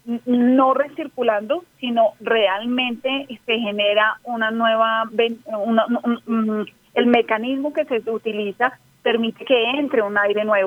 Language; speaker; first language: Spanish; native; Spanish